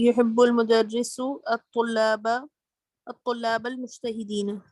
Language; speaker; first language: Arabic; non-native, learner; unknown